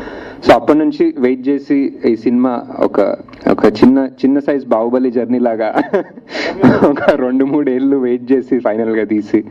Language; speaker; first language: Telugu; native; Telugu